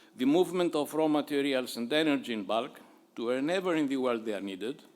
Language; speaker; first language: English; non-native, fluent; Greek